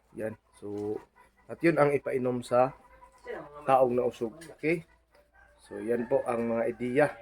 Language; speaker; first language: Filipino; non-native, local second language; Cebuano